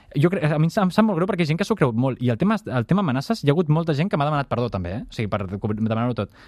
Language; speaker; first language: Catalan; native; Catalan